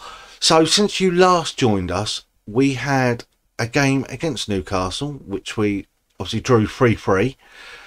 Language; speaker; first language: English; native; English